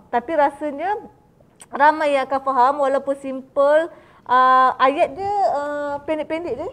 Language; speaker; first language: Malay; native; Malay